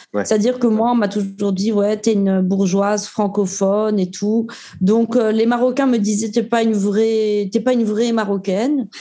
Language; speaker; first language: French; native; French